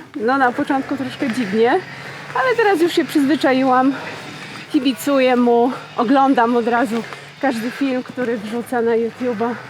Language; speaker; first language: Polish; native; Polish